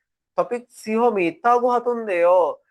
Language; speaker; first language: Korean; non-native, fluent; Sinhala